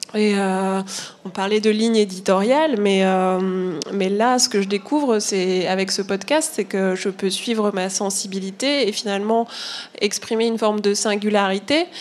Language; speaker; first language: French; native; French